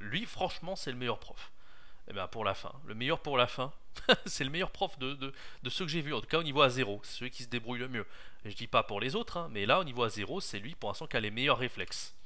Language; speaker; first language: French; native; French